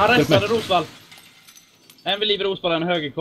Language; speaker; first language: Swedish; native; Swedish